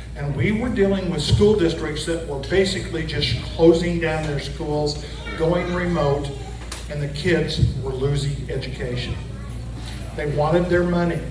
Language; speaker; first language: English; native; English